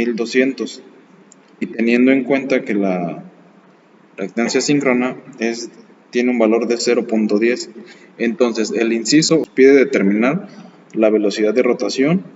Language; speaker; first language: Spanish; native; Spanish